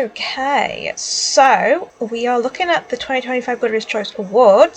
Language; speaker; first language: English; native; English